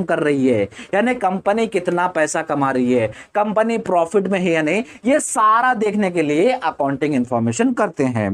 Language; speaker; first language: Hindi; native; Hindi